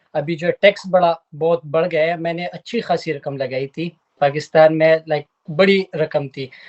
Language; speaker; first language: Urdu; non-native, local second language; Pashto